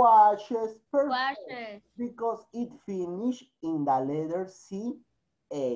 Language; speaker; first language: English; non-native, fluent; Spanish